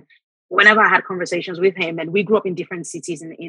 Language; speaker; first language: English; non-native, local second language; Yoruba